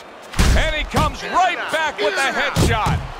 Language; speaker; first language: English; native; English